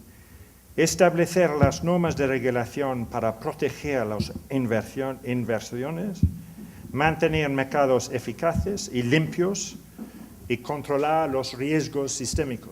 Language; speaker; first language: Spanish; non-native, learner; English